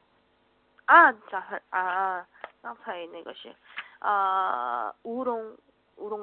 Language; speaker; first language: Chinese; non-native, learner; Korean